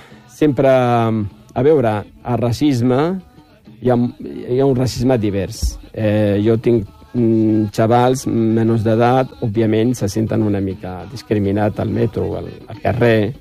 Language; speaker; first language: Catalan; non-native, fluent; Riffian